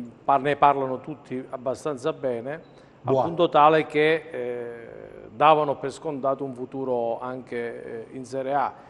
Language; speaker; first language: Italian; native; Italian